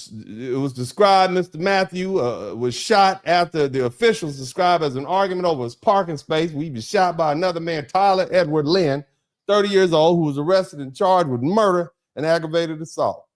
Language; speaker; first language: English; native; English